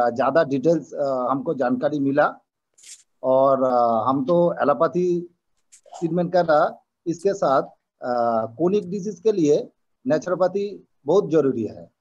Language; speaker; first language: Hindi; non-native, local second language; Bangla